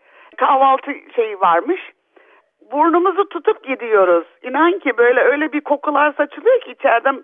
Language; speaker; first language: Turkish; early bilingual, other home language; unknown